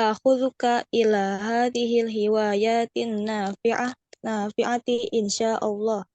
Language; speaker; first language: Arabic; non-native, learner; Indonesian